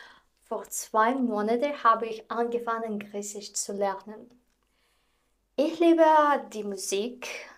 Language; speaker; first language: German; non-native, fluent; Russian